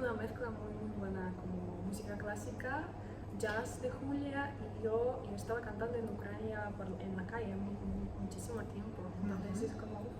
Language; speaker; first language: Spanish; non-native, learner; Ukrainian